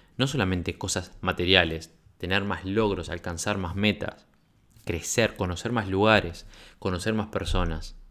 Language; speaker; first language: Spanish; native; Spanish